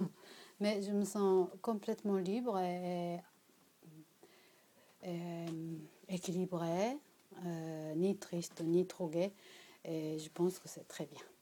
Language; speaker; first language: French; non-native, learner; Japanese